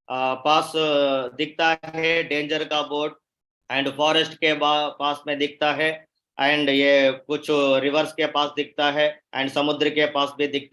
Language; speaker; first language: Hindi; non-native, local second language; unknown